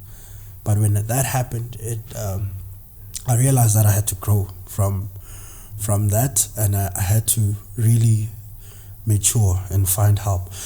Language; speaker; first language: English; non-native, local second language; Zulu